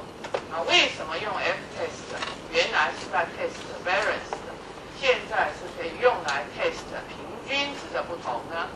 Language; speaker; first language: Chinese; native; Chinese